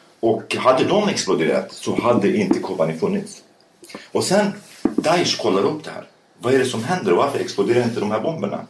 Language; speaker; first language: Swedish; early bilingual, other home language; Kurdish